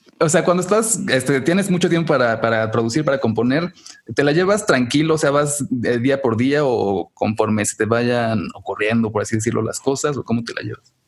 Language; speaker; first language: Spanish; native; Spanish